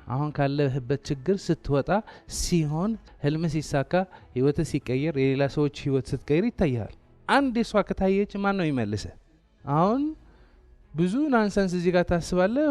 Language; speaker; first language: Amharic; non-native, local second language; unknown